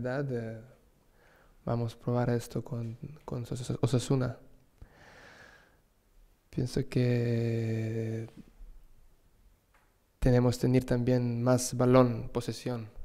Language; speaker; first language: Spanish; non-native, learner; Serbian